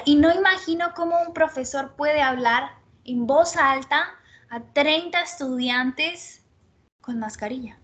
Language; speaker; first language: Spanish; native; Spanish